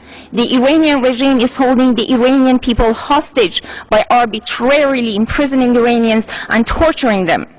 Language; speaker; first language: English; non-native, fluent; Persian